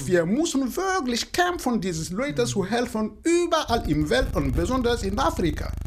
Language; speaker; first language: German; non-native, learner; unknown